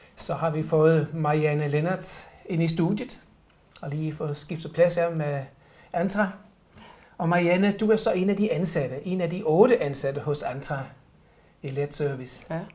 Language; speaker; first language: Danish; native; Danish